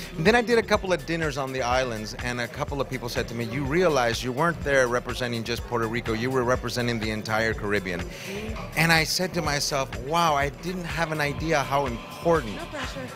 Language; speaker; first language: English; native; English